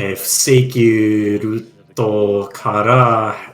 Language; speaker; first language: Japanese; non-native, fluent; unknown